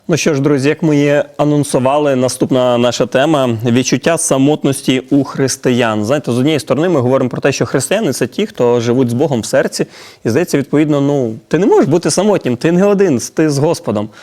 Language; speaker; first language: Ukrainian; native; Ukrainian